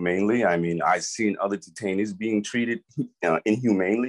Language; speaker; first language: English; early bilingual, other home language; Khmer